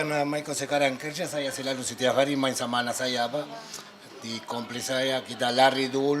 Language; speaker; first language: Indonesian; non-native, fluent; Spanish